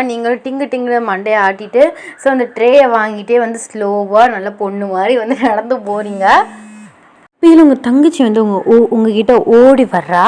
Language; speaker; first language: Tamil; native; Tamil